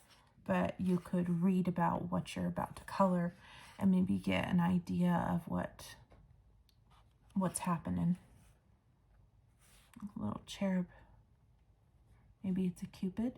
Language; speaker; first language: English; native; English